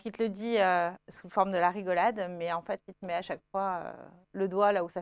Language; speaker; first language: French; native; French